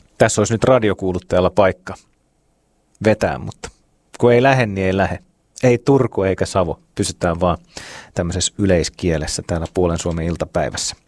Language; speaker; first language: Finnish; native; Finnish